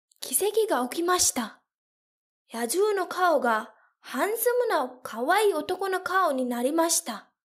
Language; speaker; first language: Japanese; non-native, fluent; English